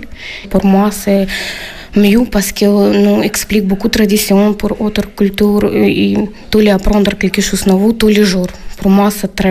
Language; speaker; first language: French; non-native, learner; Ukrainian